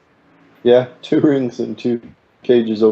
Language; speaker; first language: English; native; English